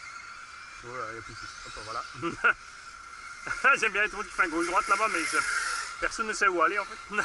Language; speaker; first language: French; native; French